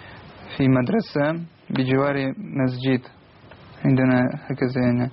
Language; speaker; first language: Arabic; non-native, learner; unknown